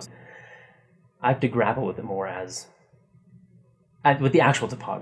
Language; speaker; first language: English; native; English